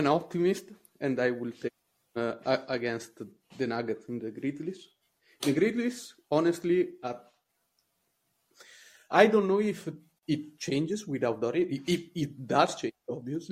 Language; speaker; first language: English; non-native, fluent; Italian